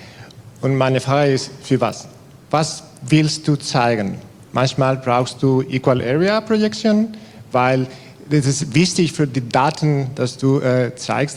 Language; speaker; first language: German; non-native, fluent; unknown